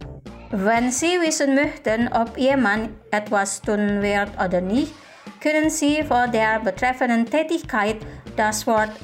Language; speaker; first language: German; non-native, fluent; Indonesian